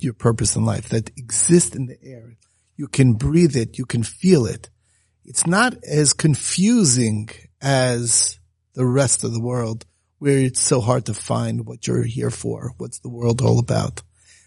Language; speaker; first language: English; native; English